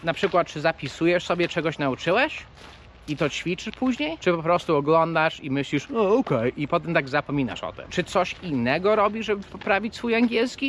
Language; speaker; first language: Polish; early bilingual, heritage; Polish